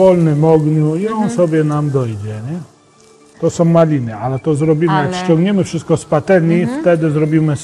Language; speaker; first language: Polish; native; Polish